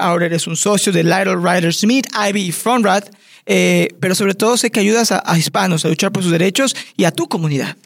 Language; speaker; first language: Spanish; native; Spanish